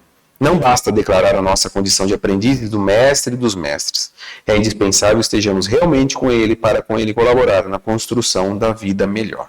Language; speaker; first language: Portuguese; native; Portuguese